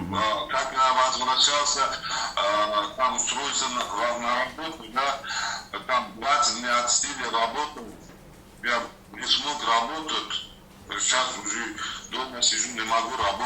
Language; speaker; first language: Russian; non-native, learner; Uzbek